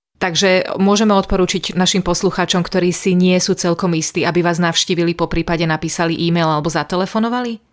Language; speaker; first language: Slovak; native; Slovak